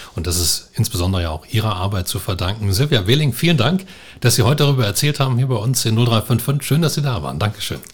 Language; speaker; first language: German; native; German